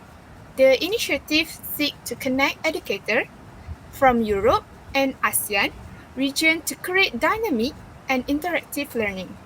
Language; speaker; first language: English; non-native, local second language; Malay